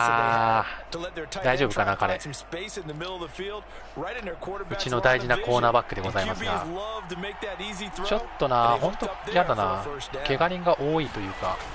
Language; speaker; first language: Japanese; native; Japanese